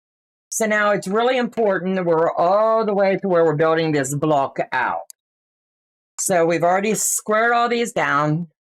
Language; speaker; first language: English; native; English